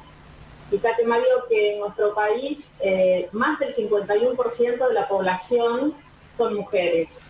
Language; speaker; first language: Spanish; native; Spanish